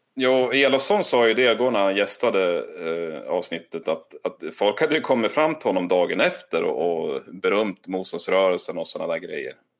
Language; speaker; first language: Swedish; native; Swedish